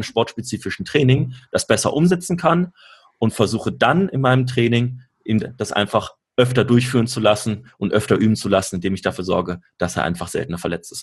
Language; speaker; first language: German; native; German